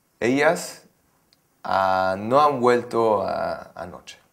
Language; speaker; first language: Spanish; non-native, learner; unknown